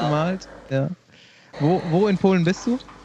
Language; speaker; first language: German; native; German